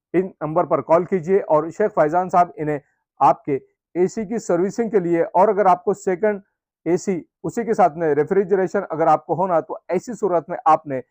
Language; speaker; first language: Hindi; non-native, local second language; Urdu